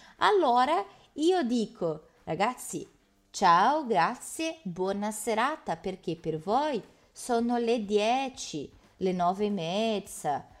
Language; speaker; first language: Italian; native; Italian